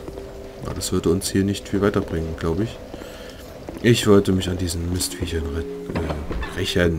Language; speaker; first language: German; native; German